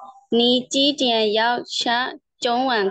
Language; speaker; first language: Chinese; non-native, learner; Burmese